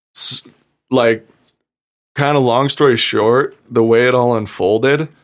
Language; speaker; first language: English; native; English